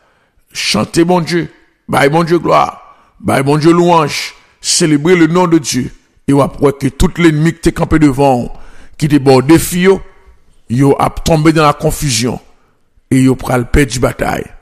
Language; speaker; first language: French; non-native, local second language; Haitian Creole